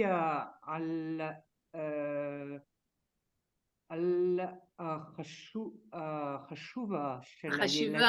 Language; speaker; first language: Hebrew; non-native, learner; French